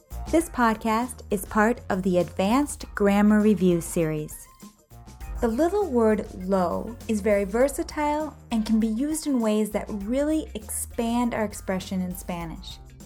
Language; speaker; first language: English; native; English